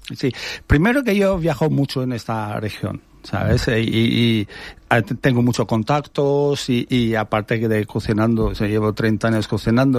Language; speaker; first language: Spanish; non-native, fluent; Albanian